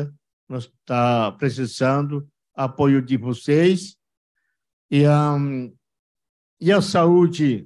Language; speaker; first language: Portuguese; non-native, local second language; Yanomámi